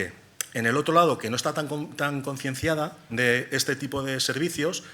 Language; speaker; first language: Spanish; native; Spanish